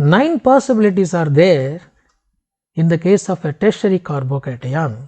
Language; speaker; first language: English; non-native, local second language; Tamil